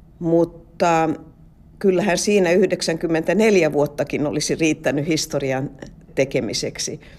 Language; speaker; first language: Finnish; non-native, local second language; Swedish